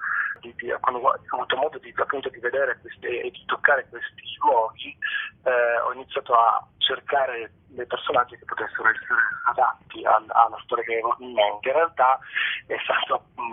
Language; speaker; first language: Italian; native; Italian